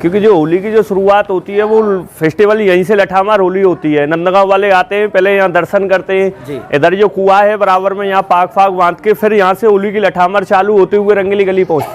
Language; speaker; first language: Hindi; native; Hindi